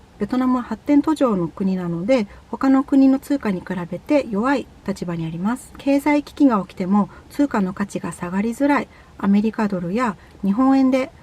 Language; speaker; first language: Japanese; native; Japanese